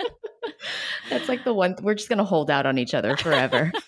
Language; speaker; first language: English; native; English